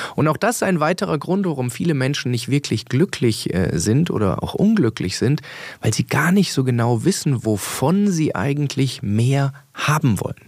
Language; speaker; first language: German; early bilingual, other home language; Danish